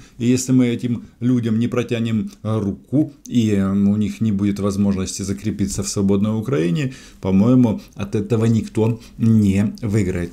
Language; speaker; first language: Russian; native; Russian